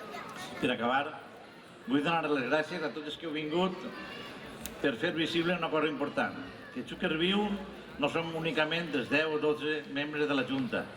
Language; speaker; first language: Catalan; native; Catalan